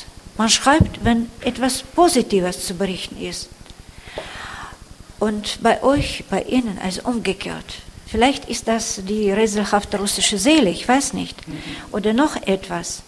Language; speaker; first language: German; non-native, fluent; Russian